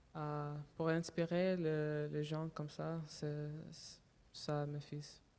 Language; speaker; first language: French; non-native, learner; English